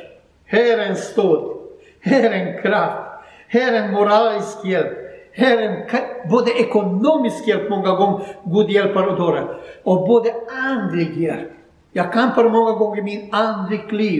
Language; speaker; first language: Swedish; non-native, learner; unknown